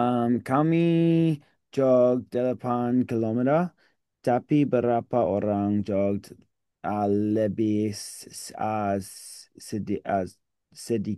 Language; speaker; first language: Indonesian; non-native, learner; English